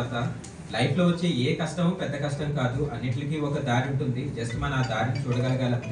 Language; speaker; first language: Telugu; native; Telugu